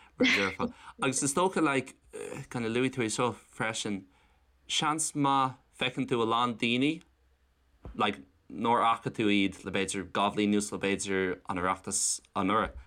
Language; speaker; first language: Irish; non-native, local second language; English